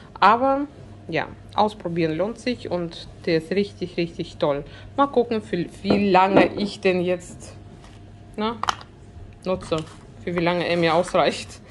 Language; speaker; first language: German; early bilingual, other home language; Russian